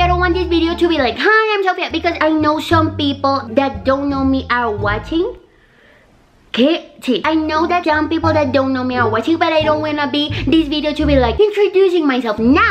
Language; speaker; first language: English; non-native, fluent; Spanish